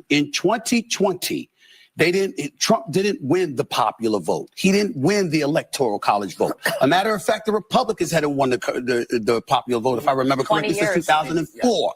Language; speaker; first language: English; native; English